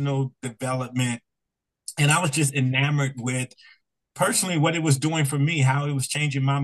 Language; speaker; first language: English; native; English